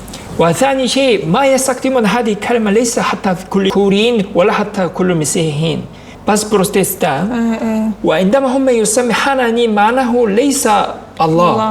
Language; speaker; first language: Arabic; non-native, fluent; Korean